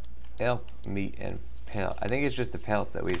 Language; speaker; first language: English; native; English